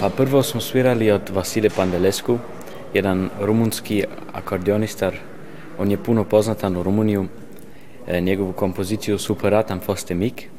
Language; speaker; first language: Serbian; early bilingual, heritage; Serbian